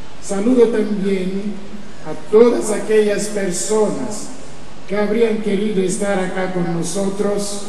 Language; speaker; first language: Spanish; non-native, fluent; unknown